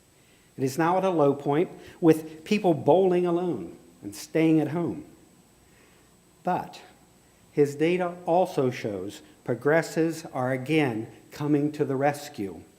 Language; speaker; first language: English; native; English